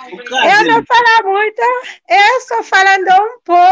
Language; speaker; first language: Portuguese; non-native, learner; Haitian Creole